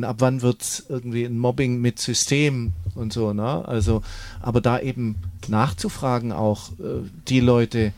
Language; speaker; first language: German; native; German